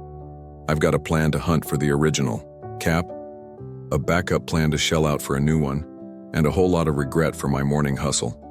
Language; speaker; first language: English; native; English